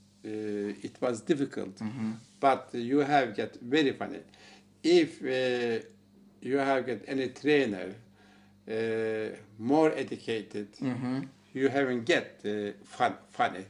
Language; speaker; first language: English; non-native, learner; Turkish